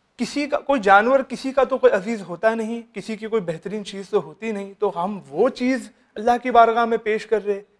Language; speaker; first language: Urdu; native; Urdu